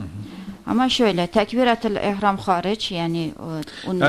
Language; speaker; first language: Turkish; non-native, fluent; Azerbaijani